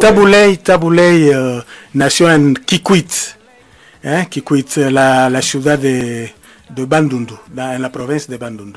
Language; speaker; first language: Spanish; non-native, fluent; Lingala